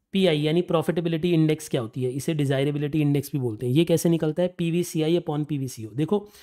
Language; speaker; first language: Hindi; native; Hindi